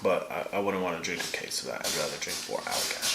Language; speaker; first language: English; native; English